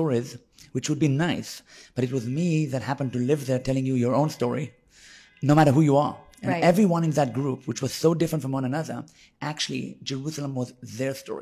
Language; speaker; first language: English; non-native, fluent; Hebrew